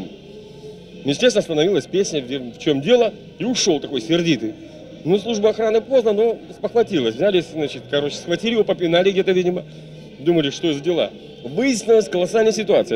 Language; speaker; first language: Russian; native; Russian